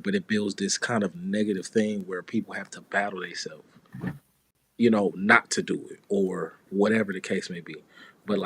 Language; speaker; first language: English; native; English